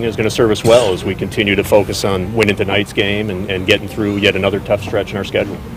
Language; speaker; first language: English; native; English